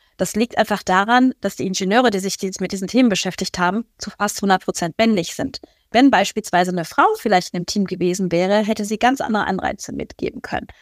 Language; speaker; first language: German; early bilingual, other home language; Persian